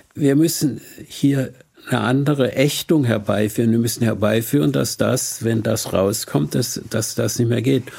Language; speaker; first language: German; native; German